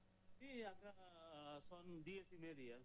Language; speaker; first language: Spanish; non-native, fluent; Bangla